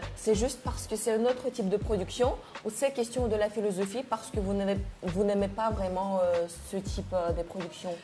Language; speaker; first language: French; non-native, fluent; Russian